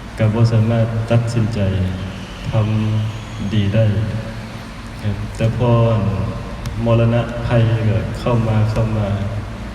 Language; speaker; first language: Lao; native; Lao